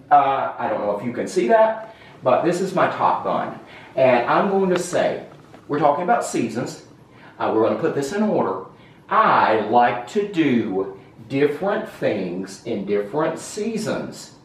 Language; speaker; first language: English; native; English